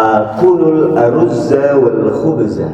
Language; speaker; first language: Arabic; non-native, fluent; Indonesian